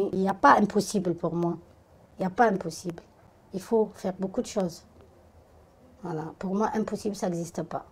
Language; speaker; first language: French; non-native, fluent; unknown